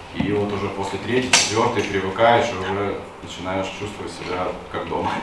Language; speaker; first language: Russian; native; Russian